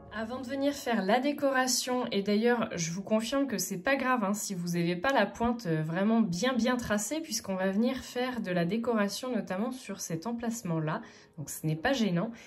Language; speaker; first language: French; native; French